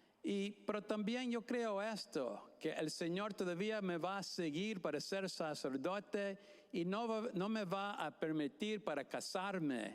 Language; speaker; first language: Spanish; non-native, fluent; English